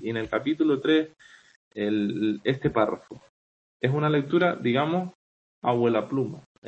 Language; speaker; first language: Spanish; native; Spanish